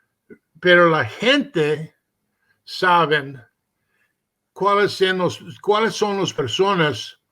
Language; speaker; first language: Spanish; early bilingual, heritage; Spanish